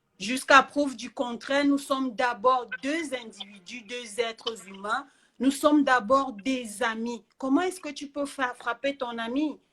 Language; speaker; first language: French; native; French